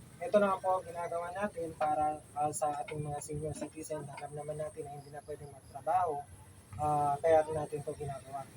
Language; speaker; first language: Filipino; native; Filipino